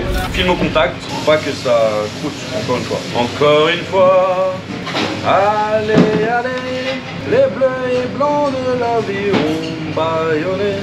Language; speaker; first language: French; native; French